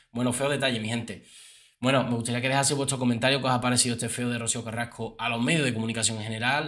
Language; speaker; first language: Spanish; native; Spanish